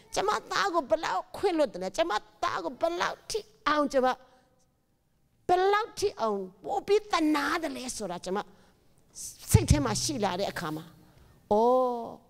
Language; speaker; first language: Burmese; non-native, local second language; Tedim Chin